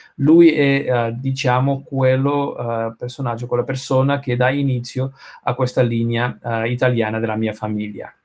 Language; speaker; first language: Italian; non-native, learner; Spanish